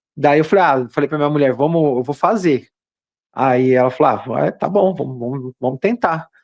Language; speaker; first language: Portuguese; native; Portuguese